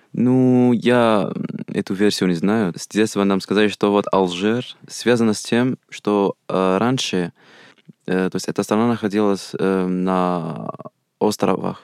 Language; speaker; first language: Russian; non-native, fluent; Arabic